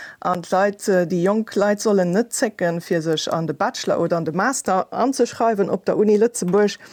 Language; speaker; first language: Luxembourgish; native; Luxembourgish